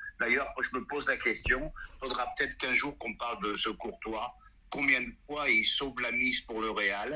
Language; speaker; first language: French; native; French